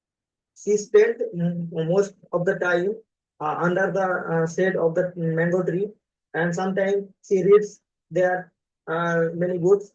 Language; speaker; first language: English; non-native, learner; Bangla